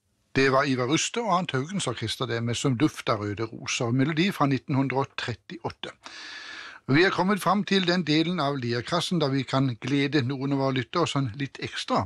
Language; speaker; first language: Norwegian; native; Norwegian